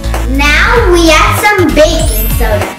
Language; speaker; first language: English; non-native, fluent; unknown